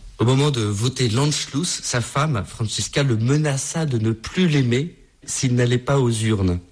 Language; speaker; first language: French; native; French